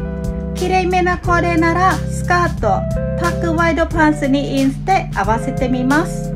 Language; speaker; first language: Japanese; non-native, fluent; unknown